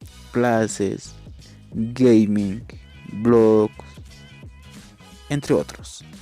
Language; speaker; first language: Spanish; non-native, local second language; Quechua